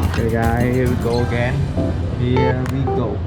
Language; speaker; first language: English; non-native, learner; Khmer